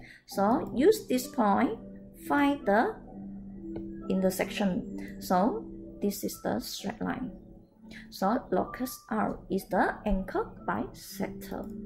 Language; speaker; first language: English; non-native, local second language; Chinese